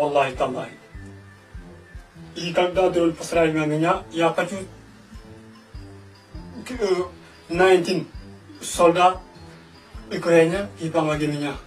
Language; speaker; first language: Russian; non-native, learner; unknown